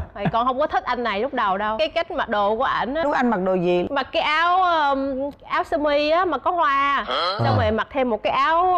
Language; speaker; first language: Vietnamese; native; Vietnamese